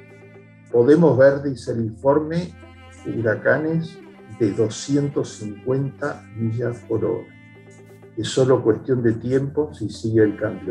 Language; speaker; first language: Spanish; native; Spanish